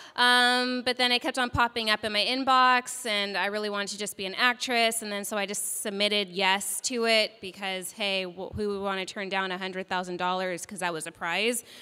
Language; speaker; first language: English; native; English